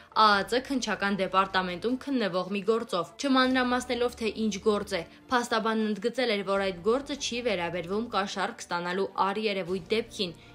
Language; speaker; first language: Armenian; native; Armenian